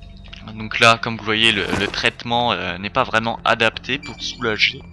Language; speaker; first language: French; native; French